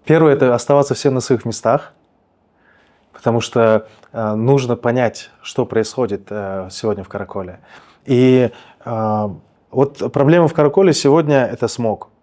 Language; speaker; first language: Russian; native; Russian